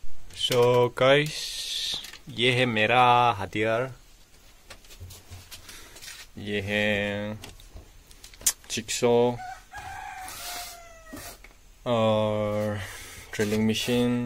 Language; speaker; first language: Hindi; non-native, local second language; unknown